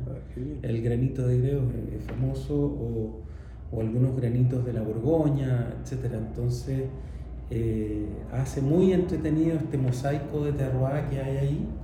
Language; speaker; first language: Spanish; native; Spanish